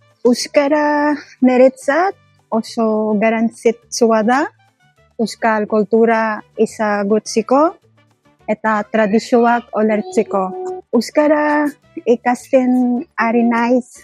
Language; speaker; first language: Basque; non-native, learner; Cebuano